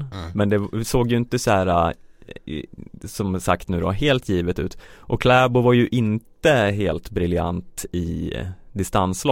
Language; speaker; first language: Swedish; native; Swedish